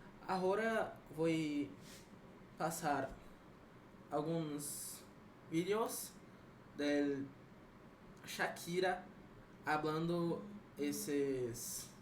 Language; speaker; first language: Spanish; non-native, learner; Portuguese